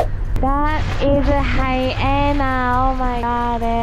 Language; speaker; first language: English; non-native, learner; Japanese